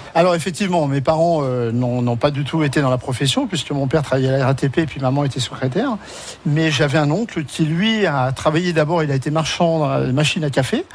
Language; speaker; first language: French; native; French